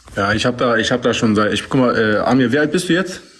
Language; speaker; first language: German; native; German